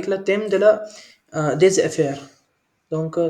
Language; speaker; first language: French; non-native, learner; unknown